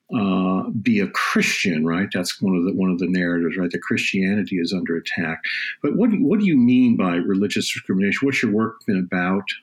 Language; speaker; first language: English; native; English